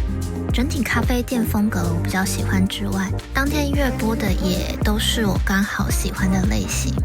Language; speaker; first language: Chinese; native; Chinese